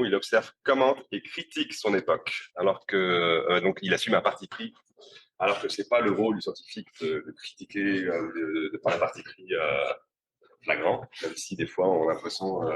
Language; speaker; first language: French; native; French